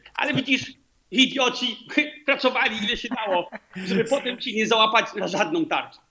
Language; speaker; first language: Polish; early bilingual, heritage; Polish